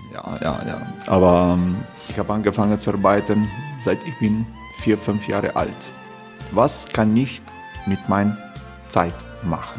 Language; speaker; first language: German; non-native, fluent; Croatian